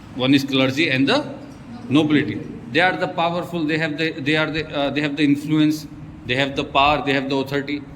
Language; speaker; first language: English; non-native, local second language; Hindi